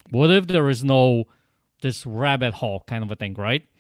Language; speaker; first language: English; non-native, fluent; Polish